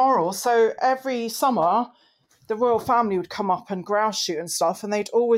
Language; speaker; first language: English; native; English